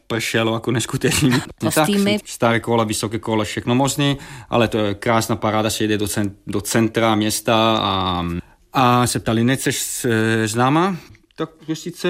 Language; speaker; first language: Czech; non-native, fluent; Italian